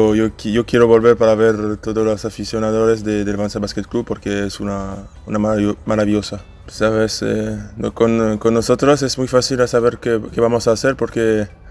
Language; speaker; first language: Spanish; non-native, learner; French